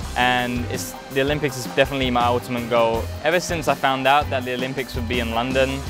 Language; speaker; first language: English; native; English